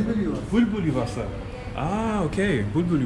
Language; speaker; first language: Turkish; non-native, learner; English